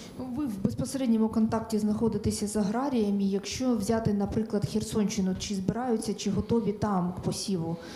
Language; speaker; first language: Ukrainian; native; Ukrainian